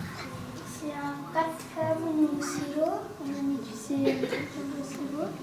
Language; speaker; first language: French; early bilingual, other home language; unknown